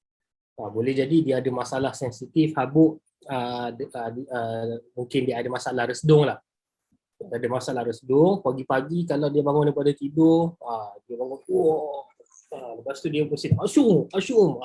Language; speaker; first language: Malay; native; Malay